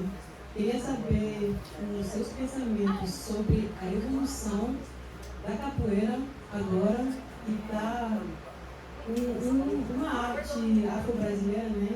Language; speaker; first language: Portuguese; non-native, fluent; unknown